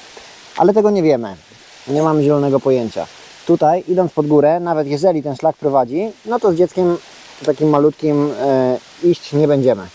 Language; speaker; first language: Polish; native; Polish